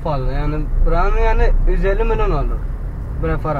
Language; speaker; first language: Turkish; non-native, learner; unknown